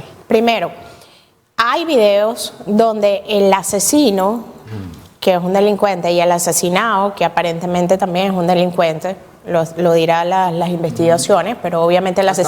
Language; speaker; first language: Spanish; native; Spanish